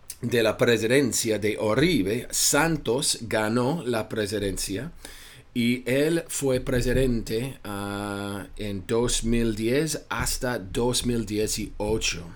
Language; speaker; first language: Spanish; non-native, fluent; English